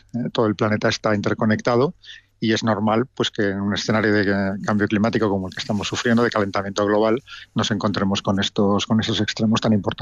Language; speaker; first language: Spanish; native; Spanish